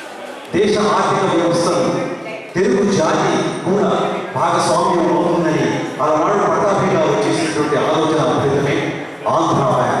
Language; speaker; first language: Telugu; native; Telugu